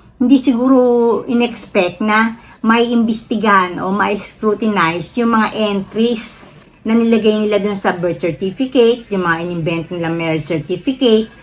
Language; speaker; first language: Filipino; native; Filipino